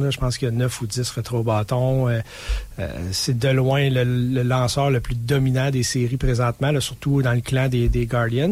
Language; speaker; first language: French; native; French